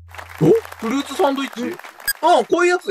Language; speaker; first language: Japanese; native; Japanese